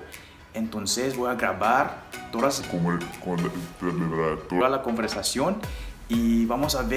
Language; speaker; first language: Spanish; early bilingual, heritage; Spanish